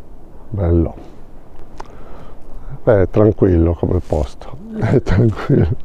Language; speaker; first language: Italian; non-native, learner; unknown